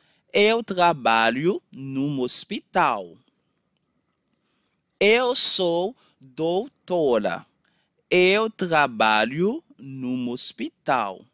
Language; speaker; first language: Portuguese; non-native, fluent; Haitian Creole